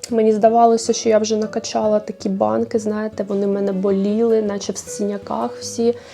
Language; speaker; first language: Ukrainian; native; Ukrainian